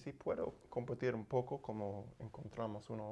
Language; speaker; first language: Spanish; non-native, learner; English